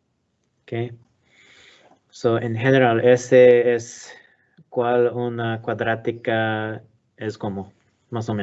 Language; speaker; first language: Spanish; non-native, learner; English